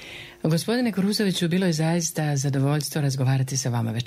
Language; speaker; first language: Serbian; native; Serbian